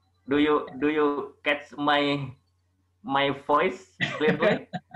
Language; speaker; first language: English; non-native, learner; Indonesian